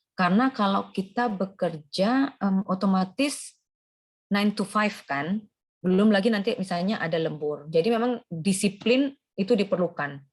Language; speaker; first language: Indonesian; native; Indonesian